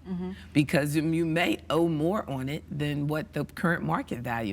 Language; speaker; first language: English; native; English